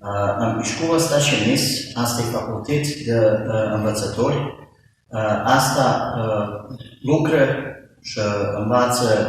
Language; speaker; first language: Romanian; early bilingual, heritage; Romanian